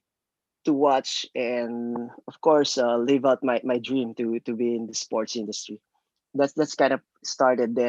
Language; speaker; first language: English; non-native, local second language; Filipino